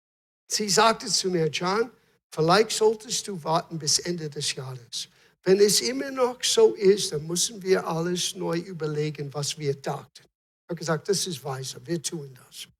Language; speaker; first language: German; non-native, fluent; English